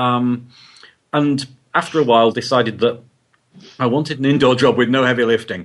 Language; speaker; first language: English; native; English